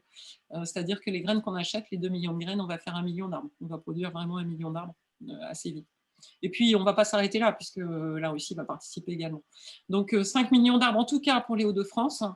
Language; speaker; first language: French; native; French